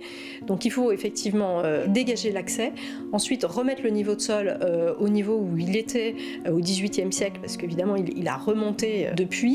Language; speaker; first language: French; native; French